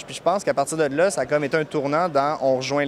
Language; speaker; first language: French; native; French